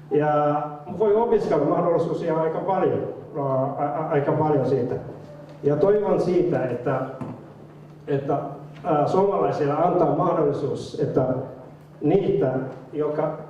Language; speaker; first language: Finnish; non-native, fluent; Somali